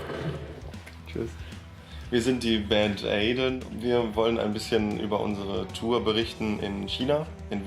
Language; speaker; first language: German; native; German